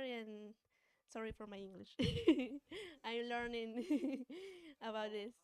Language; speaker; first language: English; non-native, learner; Spanish